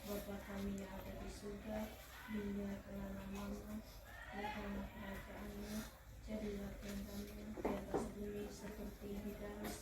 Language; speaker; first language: Indonesian; native; Indonesian